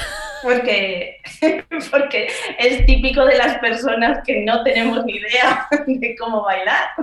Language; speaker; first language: Spanish; native; Spanish